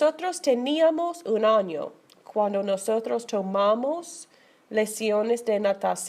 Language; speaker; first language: Spanish; non-native, fluent; English